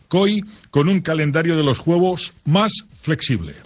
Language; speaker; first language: Spanish; non-native, local second language; Catalan